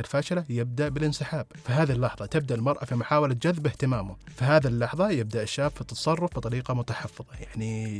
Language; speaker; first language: Arabic; native; Arabic